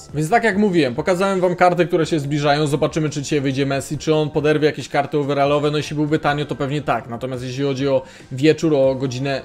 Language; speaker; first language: Polish; native; Polish